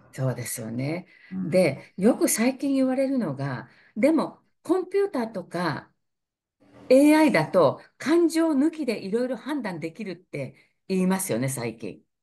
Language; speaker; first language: Japanese; native; Japanese